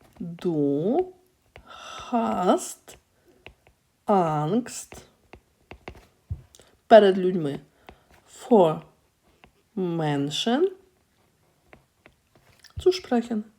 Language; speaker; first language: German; non-native, fluent; Ukrainian